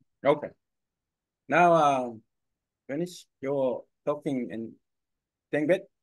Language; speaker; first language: English; non-native, learner; Korean